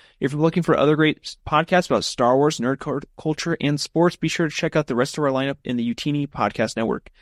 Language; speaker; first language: English; native; English